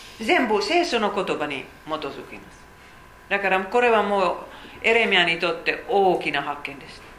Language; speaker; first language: Japanese; non-native, fluent; Finnish